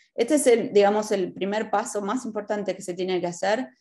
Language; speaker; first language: Spanish; native; Spanish